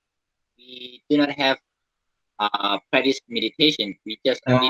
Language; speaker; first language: English; non-native, learner; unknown